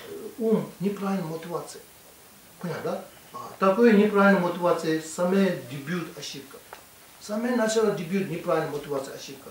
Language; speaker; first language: Russian; non-native, learner; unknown